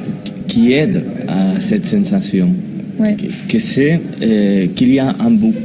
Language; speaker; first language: French; non-native, learner; Spanish